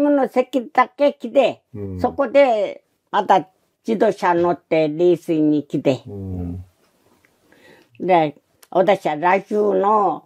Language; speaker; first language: Japanese; non-native, learner; Korean